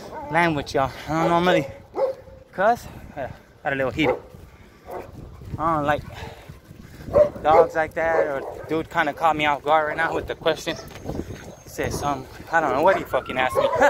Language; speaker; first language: English; early bilingual, other home language; Spanish